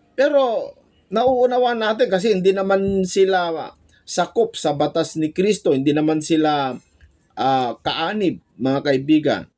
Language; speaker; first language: Filipino; non-native, local second language; Iloko